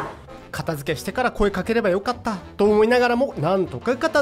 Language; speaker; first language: Japanese; native; Japanese